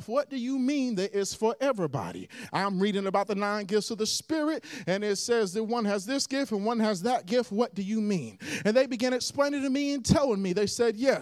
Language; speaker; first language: English; native; English